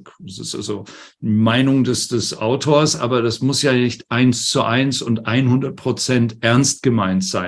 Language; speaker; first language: German; native; German